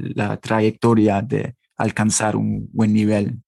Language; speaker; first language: Spanish; non-native, fluent; English